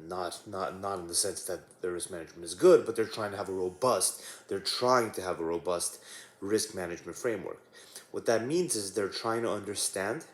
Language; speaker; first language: English; native; English